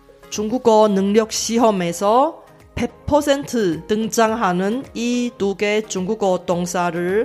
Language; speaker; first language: Korean; non-native, fluent; Chinese